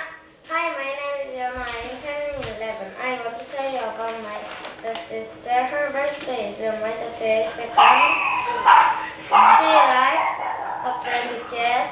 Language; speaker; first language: English; non-native, learner; Korean